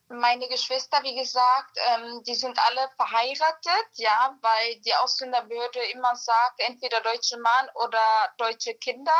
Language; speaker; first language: German; early bilingual, other home language; Bosnian